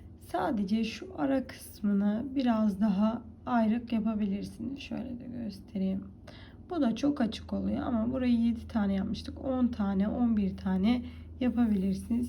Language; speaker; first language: Turkish; native; Turkish